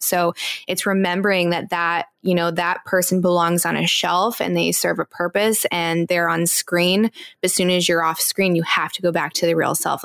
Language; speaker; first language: English; native; English